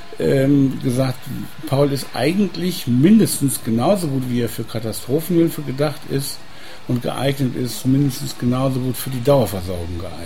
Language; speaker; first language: German; native; German